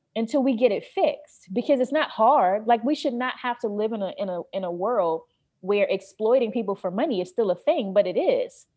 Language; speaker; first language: English; native; English